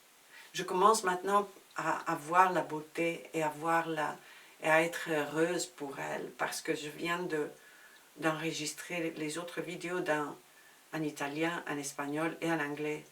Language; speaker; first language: French; non-native, fluent; Spanish